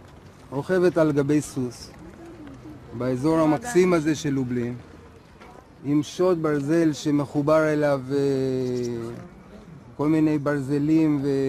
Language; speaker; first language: Hebrew; native; Hebrew